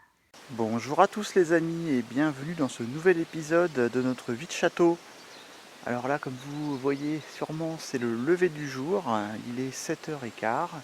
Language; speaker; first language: French; native; French